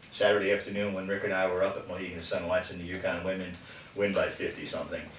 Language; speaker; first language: English; native; English